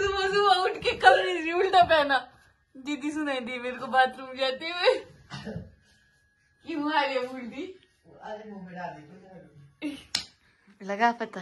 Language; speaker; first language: Hindi; native; Hindi